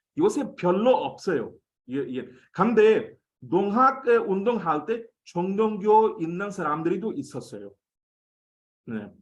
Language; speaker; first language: Korean; non-native, fluent; Hindi